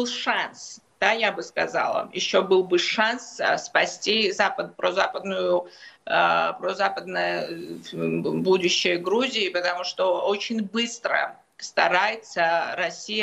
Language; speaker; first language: Russian; non-native, local second language; Georgian